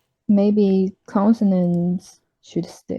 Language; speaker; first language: English; non-native, learner; Chinese